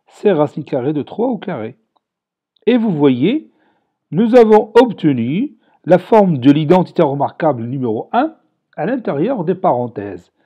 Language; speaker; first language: French; non-native, local second language; Arabic